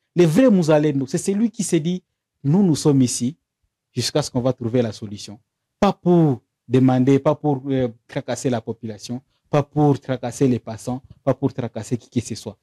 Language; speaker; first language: French; non-native, local second language; Swahili